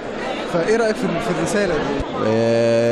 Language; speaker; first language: Arabic; native; Arabic